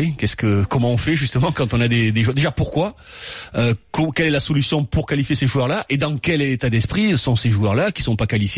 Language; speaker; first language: French; native; French